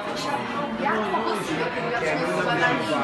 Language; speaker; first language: Italian; non-native, learner; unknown